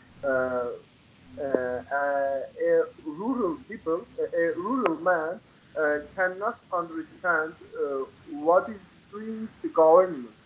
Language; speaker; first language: English; non-native, learner; Persian